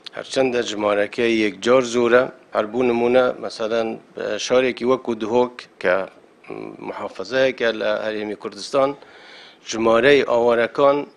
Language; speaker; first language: Central Kurdish; non-native, local second language; Kurdish